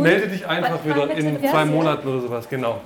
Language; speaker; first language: German; native; German